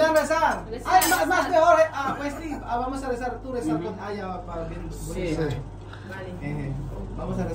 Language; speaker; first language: Spanish; non-native, learner; Filipino